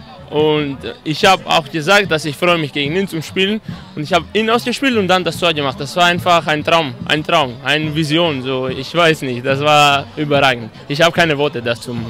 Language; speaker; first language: German; non-native, fluent; Greek